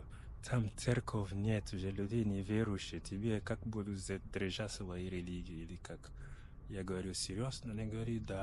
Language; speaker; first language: Russian; non-native, learner; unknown